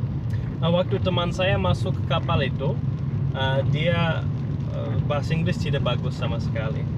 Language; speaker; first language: Indonesian; non-native, fluent; English